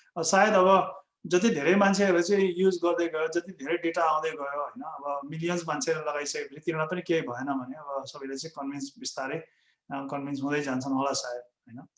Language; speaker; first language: Nepali; native; Nepali